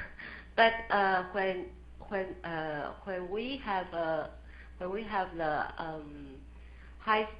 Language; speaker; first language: English; non-native, learner; Chinese